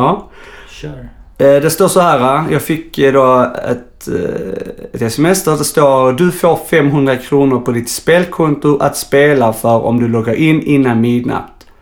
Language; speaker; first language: Swedish; native; Swedish